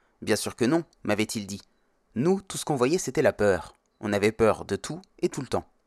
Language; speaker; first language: French; native; French